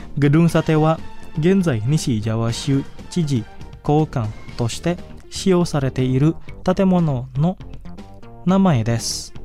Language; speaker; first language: Japanese; non-native, fluent; Indonesian